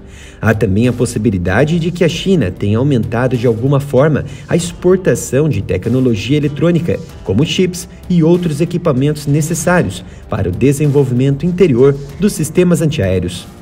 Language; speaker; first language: Portuguese; native; Portuguese